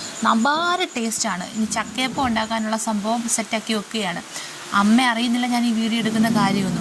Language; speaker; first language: Malayalam; native; Malayalam